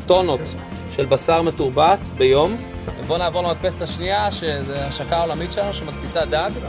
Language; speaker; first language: Hebrew; native; Hebrew